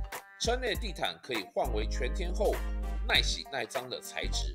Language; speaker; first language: Chinese; native; Chinese